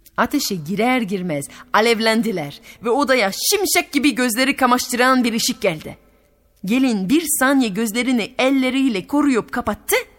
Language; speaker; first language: Turkish; non-native, fluent; French